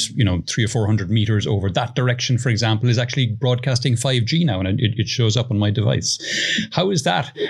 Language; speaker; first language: English; native; English